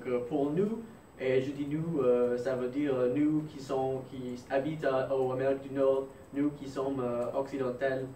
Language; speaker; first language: French; non-native, fluent; English